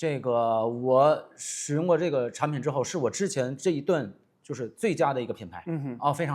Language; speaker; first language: Chinese; native; Chinese